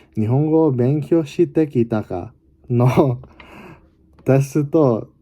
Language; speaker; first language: Japanese; non-native, learner; English